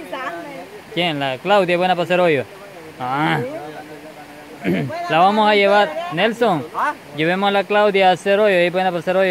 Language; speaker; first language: Spanish; native; Spanish